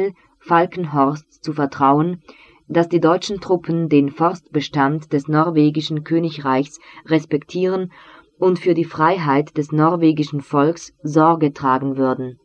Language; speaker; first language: German; native; German